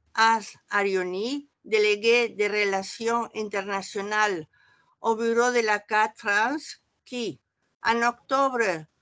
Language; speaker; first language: French; non-native, fluent; Catalan